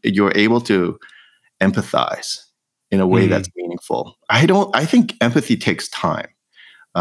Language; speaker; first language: English; native; English